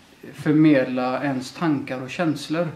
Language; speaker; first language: Swedish; early bilingual, other home language; Somali